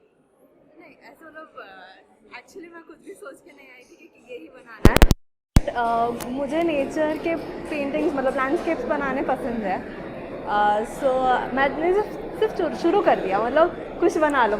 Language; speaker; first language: Hindi; native; Hindi